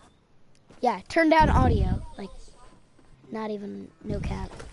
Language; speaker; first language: English; native; English